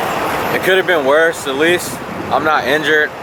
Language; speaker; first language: English; native; English